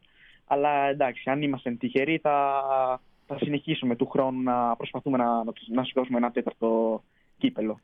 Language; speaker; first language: Greek; early bilingual, heritage; Greek